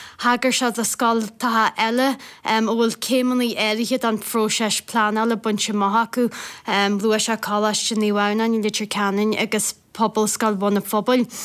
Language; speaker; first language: Irish; native; Irish